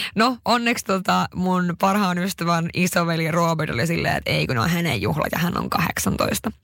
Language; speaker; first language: Finnish; early bilingual, heritage; Finnish